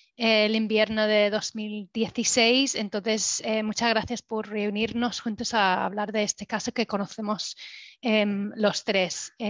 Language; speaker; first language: Spanish; non-native, fluent; English